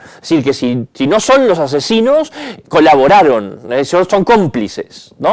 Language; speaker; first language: Spanish; native; Spanish